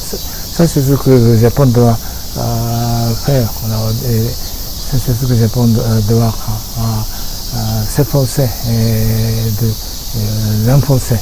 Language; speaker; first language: French; non-native, fluent; Japanese